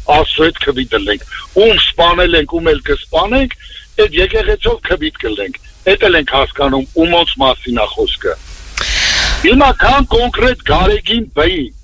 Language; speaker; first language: Armenian; native; Armenian